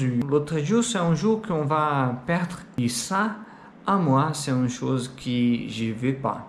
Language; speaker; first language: French; non-native, learner; Portuguese